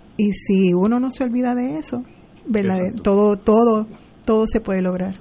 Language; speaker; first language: Spanish; native; Spanish